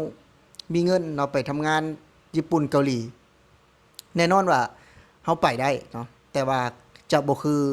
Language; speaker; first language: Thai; non-native, local second language; Lao